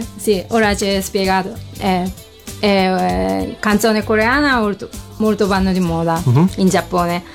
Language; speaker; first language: Italian; non-native, learner; Japanese